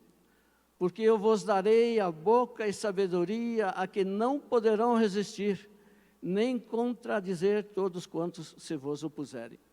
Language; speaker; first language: Portuguese; native; Portuguese